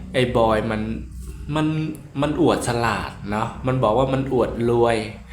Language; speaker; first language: Thai; native; Thai